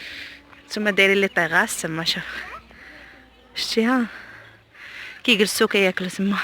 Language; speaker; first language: Arabic; native; Arabic